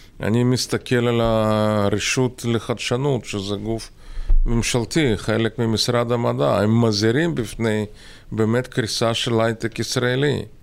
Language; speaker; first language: Hebrew; non-native, fluent; Russian